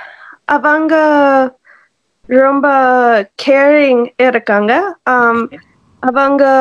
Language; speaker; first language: Tamil; non-native, learner; English